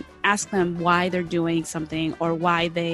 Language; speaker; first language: English; early bilingual, other home language; Spanish